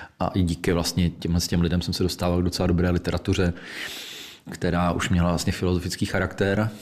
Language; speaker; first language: Czech; native; Czech